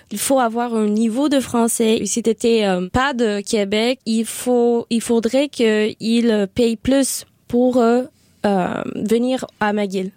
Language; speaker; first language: French; non-native, local second language; English